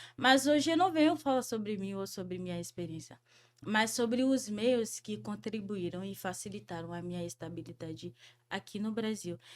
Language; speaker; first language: Portuguese; non-native, fluent; Haitian Creole